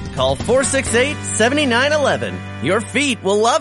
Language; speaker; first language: English; native; English